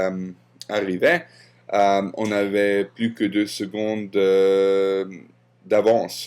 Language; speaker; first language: French; non-native, fluent; German